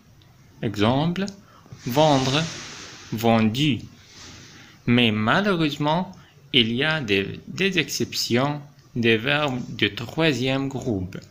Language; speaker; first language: French; non-native, fluent; Arabic